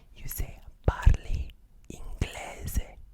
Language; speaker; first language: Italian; non-native, learner; English